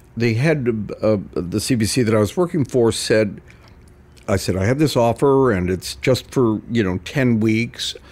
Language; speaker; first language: English; native; English